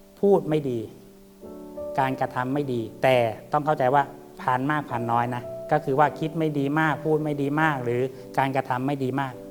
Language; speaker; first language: Thai; native; Thai